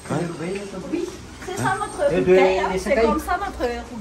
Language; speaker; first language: French; non-native, local second language; Malagasy